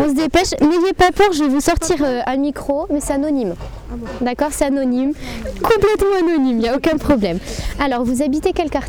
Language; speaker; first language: French; native; French